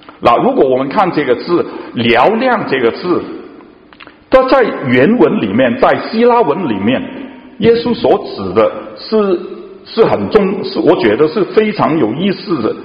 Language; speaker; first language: Chinese; non-native, local second language; Cantonese